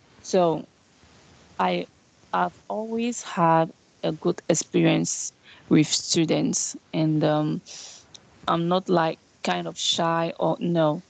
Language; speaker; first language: English; non-native, local second language; French